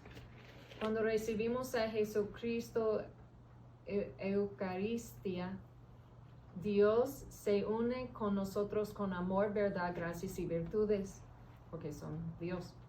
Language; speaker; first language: Spanish; early bilingual, heritage; English